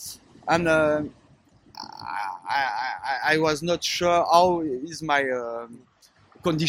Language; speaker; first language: English; non-native, learner; French